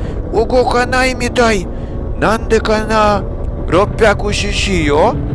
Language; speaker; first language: Japanese; non-native, learner; Russian